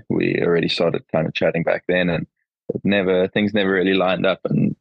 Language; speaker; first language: English; native; English